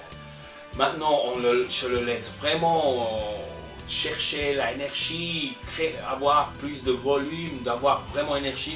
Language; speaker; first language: French; non-native, local second language; German